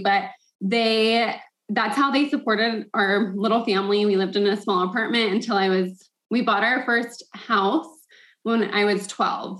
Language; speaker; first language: English; native; English